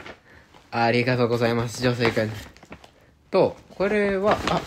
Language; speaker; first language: Japanese; non-native, learner; English